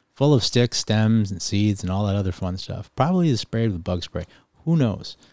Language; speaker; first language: English; native; English